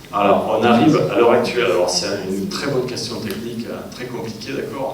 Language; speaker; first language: French; native; French